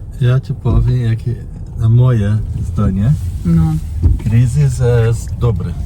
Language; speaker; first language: Polish; non-native, learner; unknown